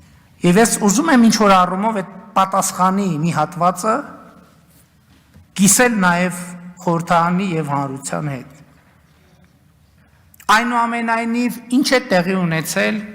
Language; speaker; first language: Armenian; native; Armenian